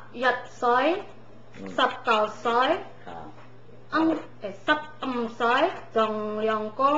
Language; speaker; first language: Cantonese; non-native, learner; Indonesian